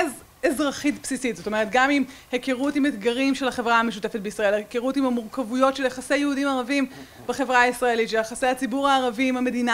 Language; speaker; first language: Hebrew; native; Hebrew